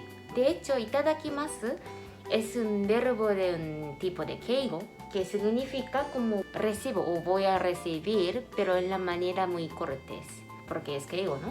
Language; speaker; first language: Spanish; non-native, fluent; Japanese